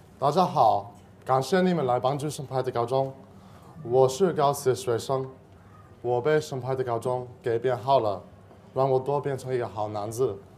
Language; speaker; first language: Chinese; non-native, learner; English